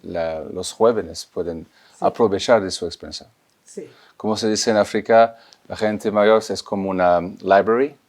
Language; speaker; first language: Spanish; non-native, fluent; French